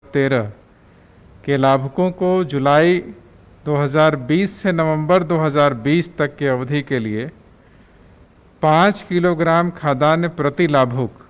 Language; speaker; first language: Hindi; native; Hindi